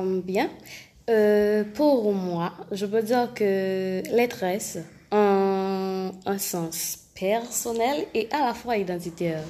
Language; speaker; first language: French; non-native, local second language; Haitian Creole